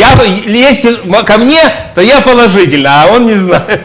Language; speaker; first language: Russian; native; Russian